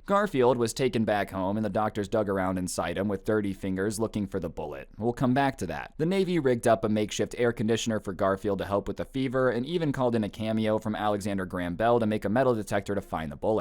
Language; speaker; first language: English; native; English